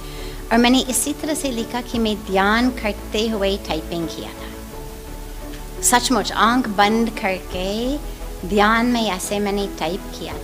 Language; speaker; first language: Hindi; non-native, fluent; English